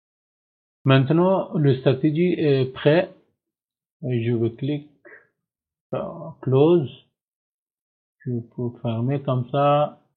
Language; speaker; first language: French; non-native, learner; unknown